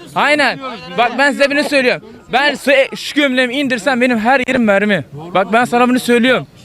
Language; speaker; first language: Turkish; non-native, fluent; Arabic